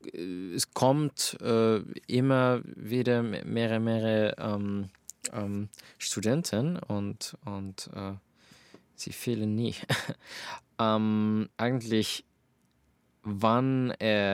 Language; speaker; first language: German; non-native, fluent; Finnish